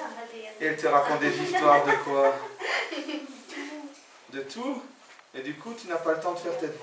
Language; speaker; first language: French; native; French